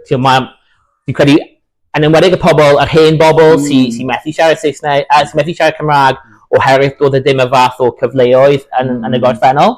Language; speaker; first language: Welsh; non-native, local second language; English